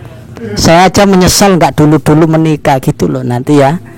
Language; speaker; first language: Indonesian; native; Indonesian